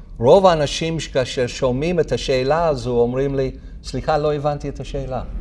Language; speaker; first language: Hebrew; non-native, fluent; English